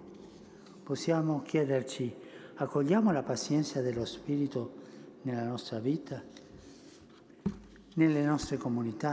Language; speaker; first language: Italian; early bilingual, heritage; Spanish